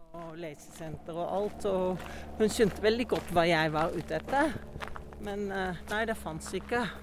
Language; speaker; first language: Norwegian; non-native, fluent; Dutch